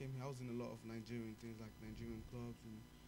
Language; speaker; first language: English; non-native, local second language; Yoruba